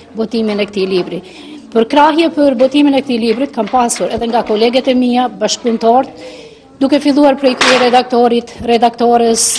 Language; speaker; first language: Albanian; native; Albanian